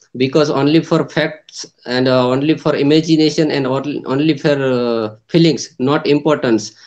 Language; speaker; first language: English; non-native, local second language; Gujarati